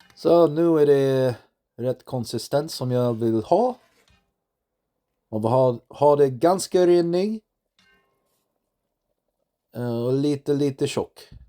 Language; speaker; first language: Swedish; non-native, learner; English